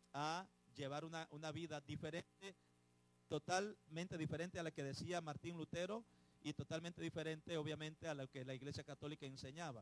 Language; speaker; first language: Spanish; native; Spanish